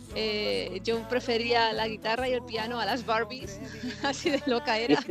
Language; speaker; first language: Spanish; native; Spanish